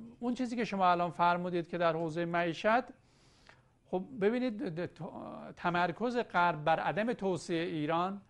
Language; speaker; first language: Persian; native; Persian